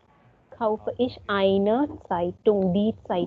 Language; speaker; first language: German; non-native, fluent; Hindi